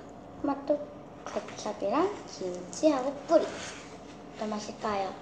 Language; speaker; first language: Korean; early bilingual, heritage; Korean